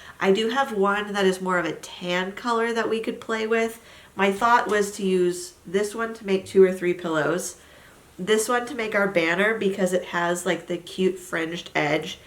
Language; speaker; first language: English; native; English